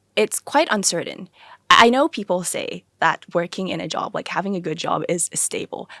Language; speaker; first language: English; early bilingual, other home language; Thai